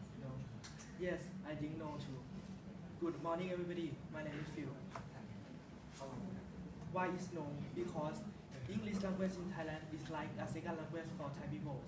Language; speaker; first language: English; non-native, learner; Thai